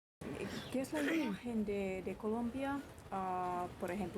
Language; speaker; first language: Spanish; non-native, learner; Finnish